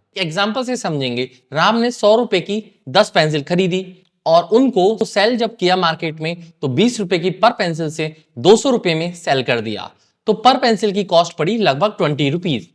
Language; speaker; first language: Hindi; native; Hindi